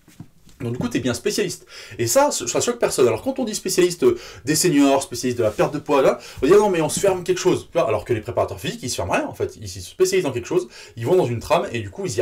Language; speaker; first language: French; native; French